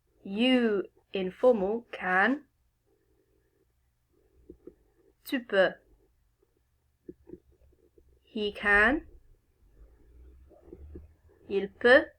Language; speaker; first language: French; non-native, fluent; English